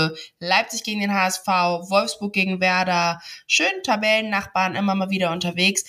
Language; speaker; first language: German; native; German